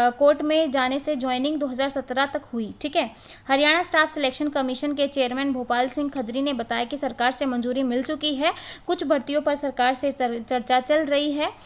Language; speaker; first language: Hindi; native; Hindi